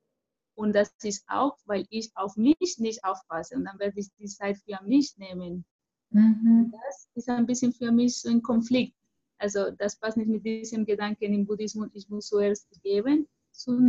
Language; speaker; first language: German; non-native, fluent; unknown